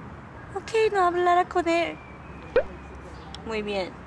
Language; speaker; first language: Spanish; non-native, fluent; Korean